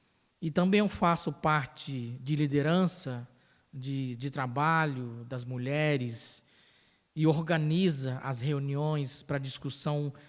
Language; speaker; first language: Portuguese; non-native, local second language; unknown